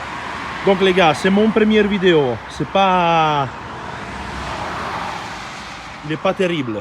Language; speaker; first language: French; non-native, learner; Italian